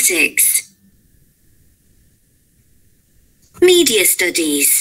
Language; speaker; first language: English; non-native, learner; Spanish